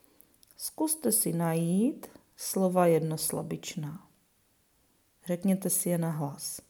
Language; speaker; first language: Czech; native; Czech